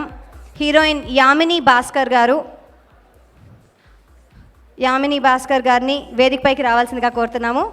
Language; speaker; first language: Telugu; native; Telugu